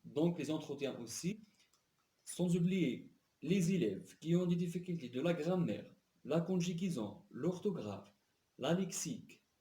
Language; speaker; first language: French; non-native, local second language; Arabic